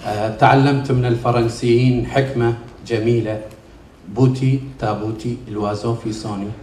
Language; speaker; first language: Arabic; native; Arabic